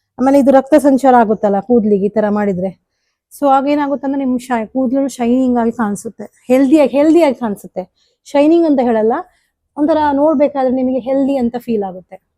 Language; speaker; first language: Kannada; non-native, local second language; Tulu